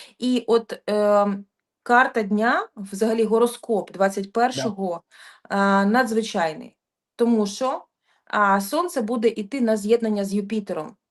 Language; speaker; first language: Ukrainian; non-native, local second language; Russian